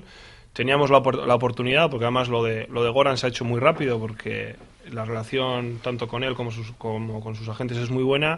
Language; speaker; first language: Spanish; native; Spanish